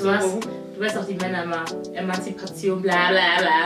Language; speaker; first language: German; native; German